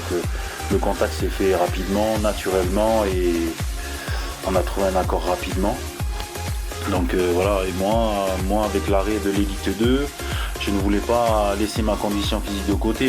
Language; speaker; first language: French; native; French